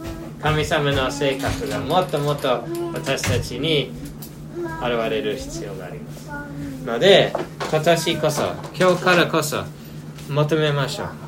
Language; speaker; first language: Japanese; non-native, fluent; English